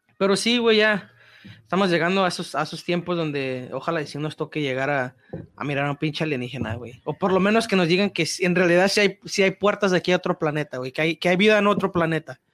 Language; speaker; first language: Spanish; early bilingual, heritage; Spanish